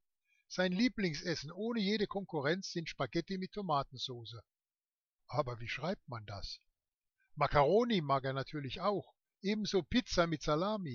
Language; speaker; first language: German; native; German